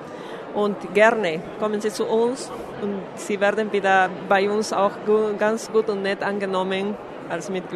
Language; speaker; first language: German; non-native, fluent; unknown